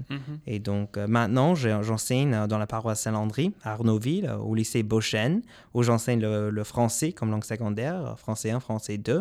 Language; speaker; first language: French; non-native, local second language; English